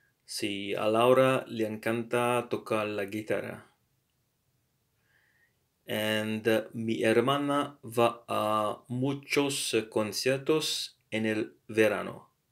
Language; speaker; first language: Spanish; non-native, learner; English